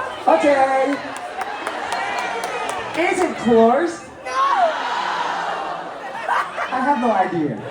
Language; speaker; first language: English; non-native, learner; Thai